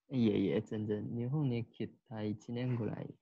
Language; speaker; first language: Japanese; non-native, learner; Chinese